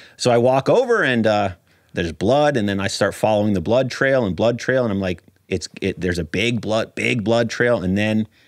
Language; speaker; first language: English; native; English